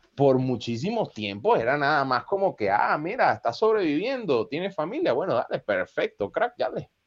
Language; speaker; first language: Spanish; native; Spanish